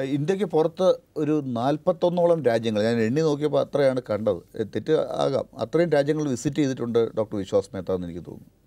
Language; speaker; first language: Malayalam; native; Malayalam